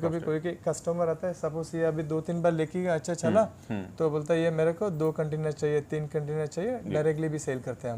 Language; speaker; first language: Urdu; non-native, fluent; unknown